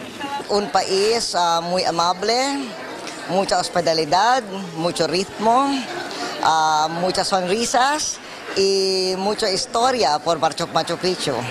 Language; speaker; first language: Spanish; non-native, fluent; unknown